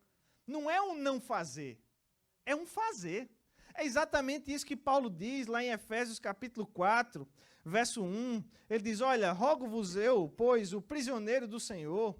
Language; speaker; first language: Portuguese; native; Portuguese